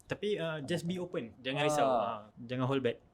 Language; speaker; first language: Malay; native; Malay